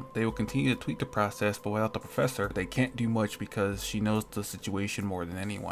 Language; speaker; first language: English; native; English